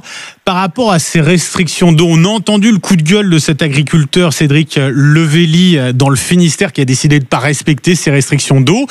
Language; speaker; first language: French; native; French